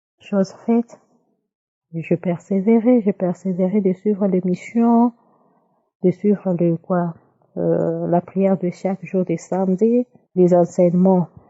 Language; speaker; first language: French; non-native, local second language; Lingala